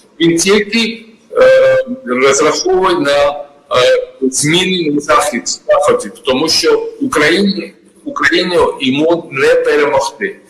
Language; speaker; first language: Ukrainian; non-native, learner; Georgian